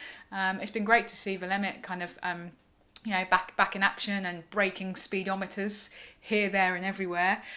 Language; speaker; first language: English; native; English